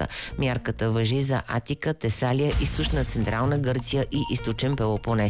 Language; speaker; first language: Bulgarian; native; Bulgarian